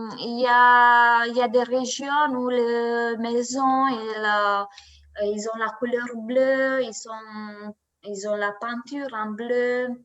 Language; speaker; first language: French; non-native, learner; Romanian